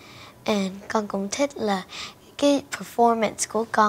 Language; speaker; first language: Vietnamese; early bilingual, heritage; Vietnamese